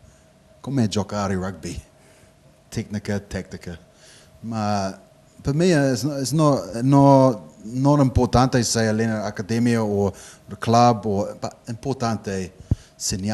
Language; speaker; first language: Italian; non-native, learner; English